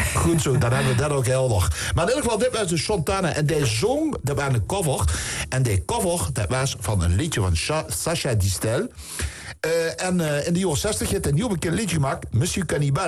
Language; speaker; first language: Dutch; native; Dutch